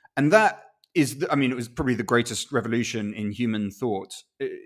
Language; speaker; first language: English; non-native, local second language; Spanish